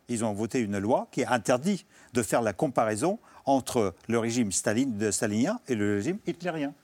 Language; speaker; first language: French; non-native, fluent; Russian